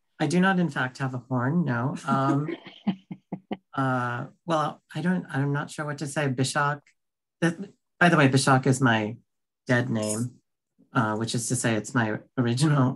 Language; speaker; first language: English; early bilingual, other home language; Bangla